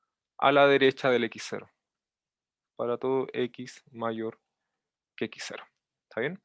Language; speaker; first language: Spanish; native; Spanish